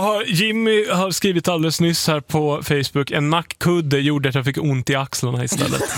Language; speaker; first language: Swedish; native; Swedish